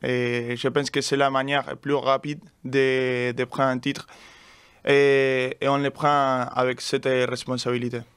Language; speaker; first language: French; non-native, learner; Spanish